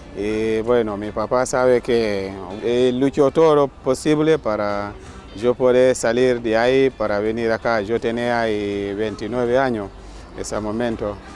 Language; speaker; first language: Spanish; non-native, fluent; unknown